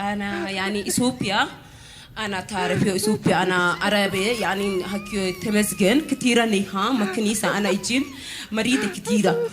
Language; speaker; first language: Arabic; non-native, learner; Amharic